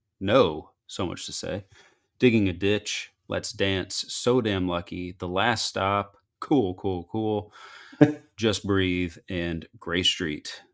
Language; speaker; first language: English; native; English